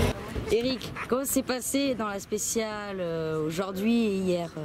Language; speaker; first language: French; native; French